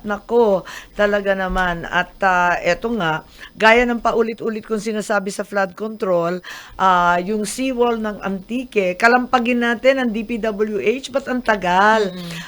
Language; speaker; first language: Filipino; native; Filipino